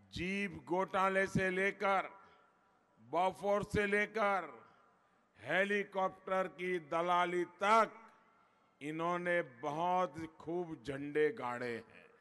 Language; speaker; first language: Hindi; non-native, local second language; Gujarati